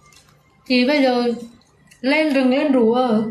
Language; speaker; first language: Vietnamese; native; Vietnamese